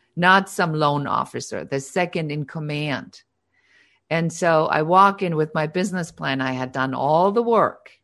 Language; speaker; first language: English; non-native, fluent; German